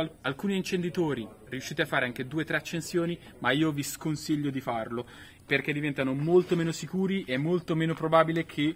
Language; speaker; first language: Italian; native; Italian